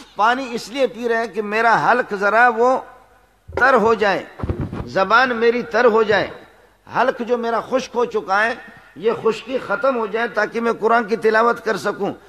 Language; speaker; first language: Urdu; non-native, local second language; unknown